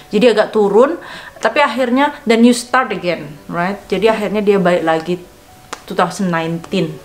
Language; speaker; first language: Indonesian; native; Indonesian